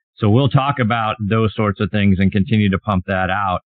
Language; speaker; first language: English; native; English